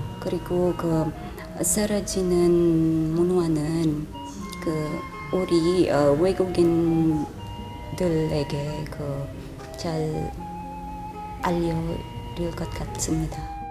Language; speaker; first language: Korean; non-native, learner; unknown